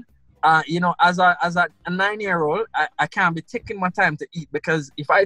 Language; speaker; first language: English; non-native, local second language; Krio